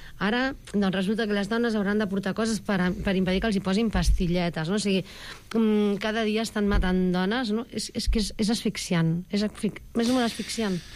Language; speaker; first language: Catalan; native; Catalan